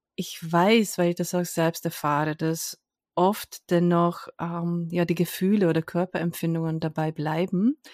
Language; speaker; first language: German; non-native, fluent; Hungarian